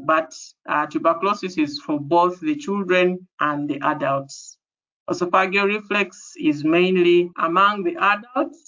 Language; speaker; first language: English; non-native, local second language; Ganda